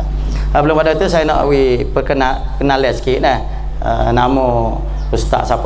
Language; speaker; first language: Malay; native; Malay